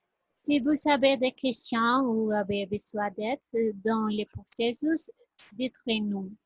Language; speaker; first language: French; non-native, learner; Spanish